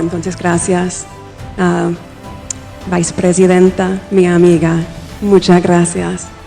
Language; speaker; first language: Spanish; non-native, fluent; English